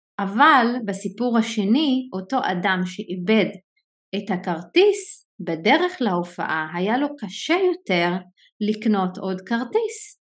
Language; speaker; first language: Hebrew; non-native, local second language; Arabic